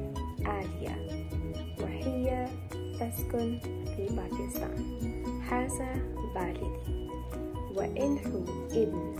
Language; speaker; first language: Arabic; non-native, learner; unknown